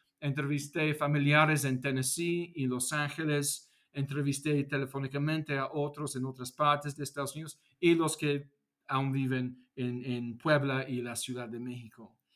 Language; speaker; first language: Spanish; non-native, fluent; English